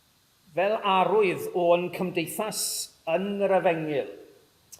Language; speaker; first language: Welsh; native; Welsh